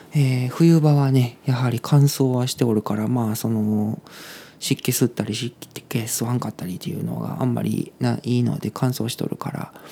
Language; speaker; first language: Japanese; native; Japanese